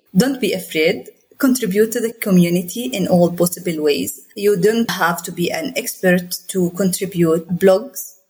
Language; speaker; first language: English; non-native, fluent; Arabic